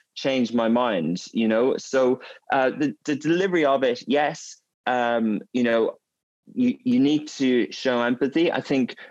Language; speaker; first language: English; native; English